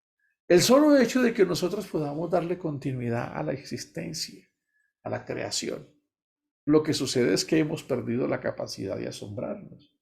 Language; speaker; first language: Spanish; native; Spanish